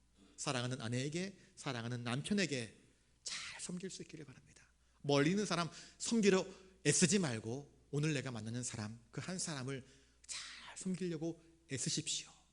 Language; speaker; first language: Korean; native; Korean